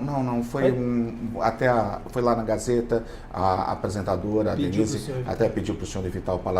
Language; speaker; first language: Portuguese; native; Portuguese